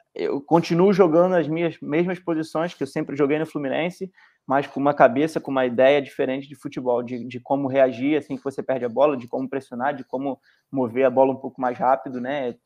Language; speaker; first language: Portuguese; native; Portuguese